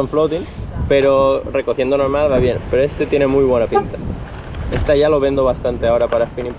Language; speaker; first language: Spanish; native; Spanish